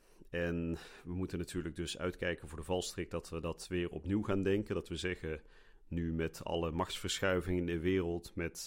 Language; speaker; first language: Dutch; native; Dutch